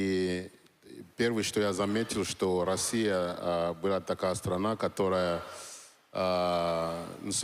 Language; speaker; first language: Russian; non-native, fluent; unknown